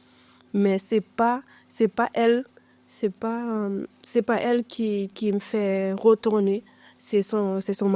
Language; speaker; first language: French; non-native, learner; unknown